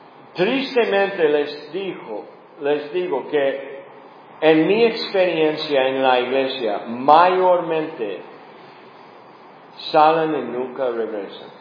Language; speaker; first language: Spanish; non-native, fluent; English